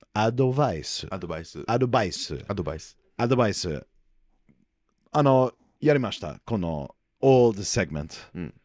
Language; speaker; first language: Japanese; non-native, learner; English